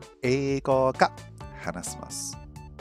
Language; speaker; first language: Japanese; non-native, learner; English